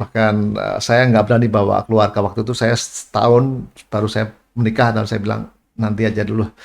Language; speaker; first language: Indonesian; native; Indonesian